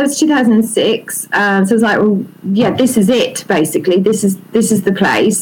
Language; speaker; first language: English; native; English